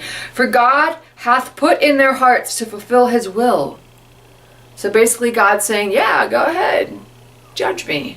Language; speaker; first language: English; native; English